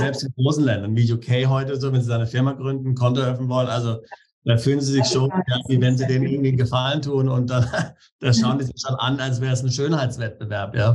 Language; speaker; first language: German; native; German